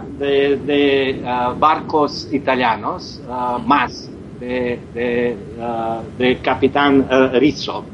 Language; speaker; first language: Spanish; non-native, learner; Croatian